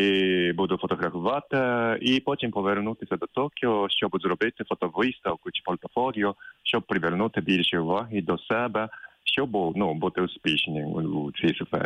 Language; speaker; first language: Ukrainian; non-native, fluent; Japanese